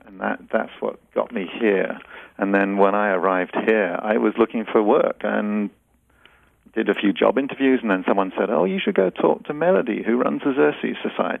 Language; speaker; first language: English; native; English